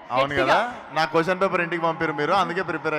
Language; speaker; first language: Telugu; native; Telugu